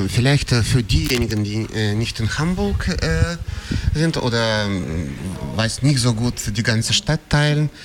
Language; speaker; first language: German; non-native, fluent; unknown